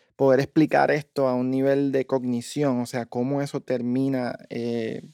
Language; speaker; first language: Spanish; native; Spanish